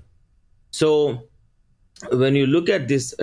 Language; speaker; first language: English; early bilingual, other home language; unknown